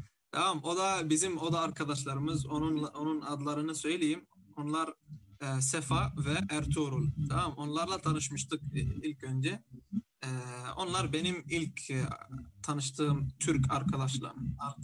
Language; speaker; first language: Turkish; non-native, fluent; Arabic